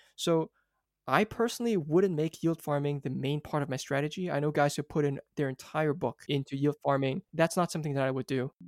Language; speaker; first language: English; non-native, local second language; Cantonese